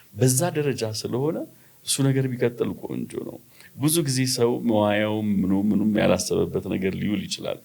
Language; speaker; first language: Amharic; native; Amharic